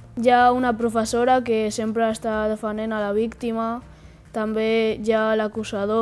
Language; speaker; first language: Catalan; non-native, local second language; Spanish